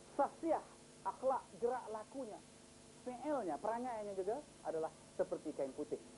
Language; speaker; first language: Malay; native; Malay